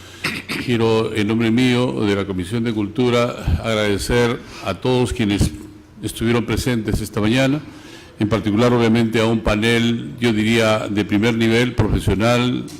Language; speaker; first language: Spanish; native; Spanish